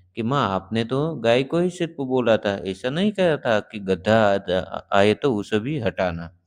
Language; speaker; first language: Hindi; non-native, local second language; Gujarati